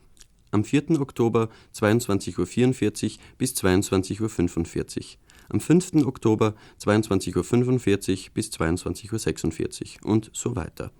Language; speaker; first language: German; native; German